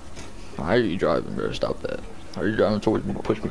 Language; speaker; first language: English; native; English